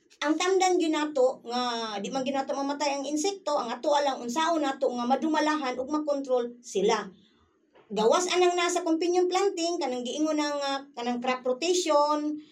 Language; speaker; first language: Cebuano; native; Cebuano